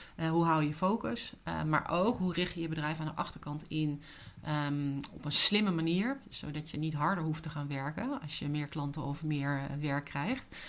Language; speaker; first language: Dutch; native; Dutch